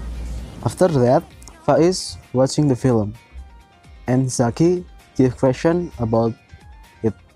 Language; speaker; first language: English; non-native, learner; Indonesian